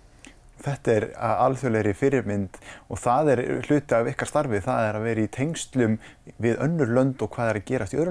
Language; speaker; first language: Icelandic; native; Icelandic